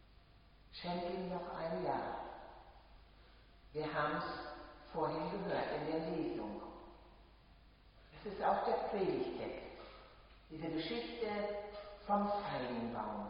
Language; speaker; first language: German; native; German